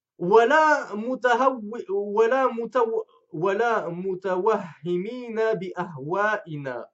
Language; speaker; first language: Arabic; non-native, fluent; French